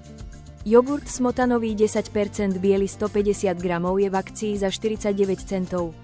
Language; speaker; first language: Slovak; native; Slovak